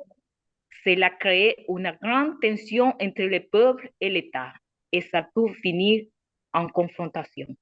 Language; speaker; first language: French; non-native, learner; Spanish